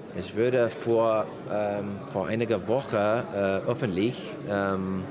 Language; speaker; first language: German; non-native, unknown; English